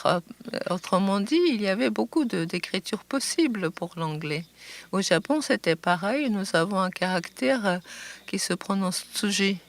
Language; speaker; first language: French; non-native, fluent; Japanese